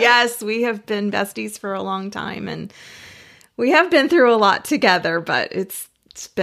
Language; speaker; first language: English; native; English